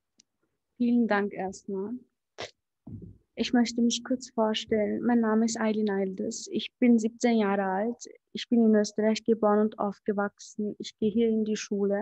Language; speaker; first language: German; early bilingual, other home language; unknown